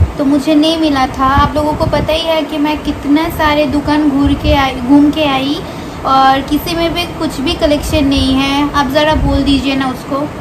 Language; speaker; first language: Hindi; non-native, local second language; Bangla